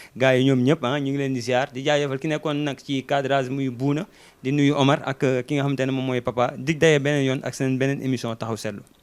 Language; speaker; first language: Wolof; native; Wolof